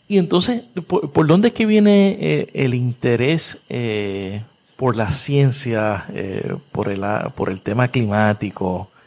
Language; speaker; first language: Spanish; native; Spanish